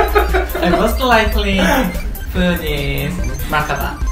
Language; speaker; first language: English; non-native, learner; Korean